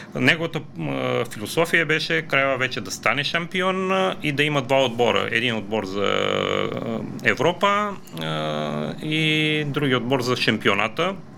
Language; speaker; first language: Bulgarian; non-native, fluent; Romanian